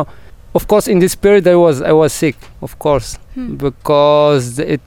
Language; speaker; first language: English; non-native, learner; Arabic